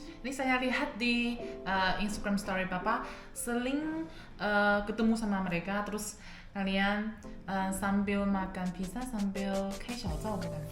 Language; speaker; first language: Indonesian; non-native, fluent; Chinese